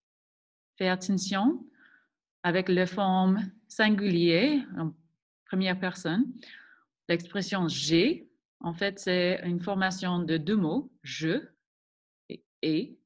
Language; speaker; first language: French; non-native, fluent; English